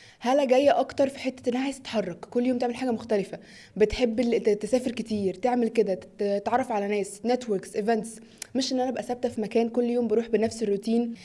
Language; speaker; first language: Egyptian Arabic; early bilingual, heritage; Arabic